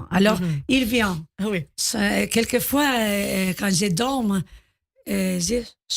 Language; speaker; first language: French; non-native, learner; Spanish